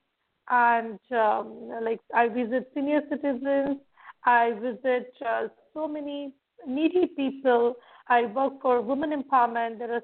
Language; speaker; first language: English; non-native, local second language; Marathi